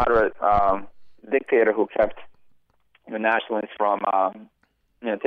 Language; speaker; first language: English; early bilingual, other home language; Bosnian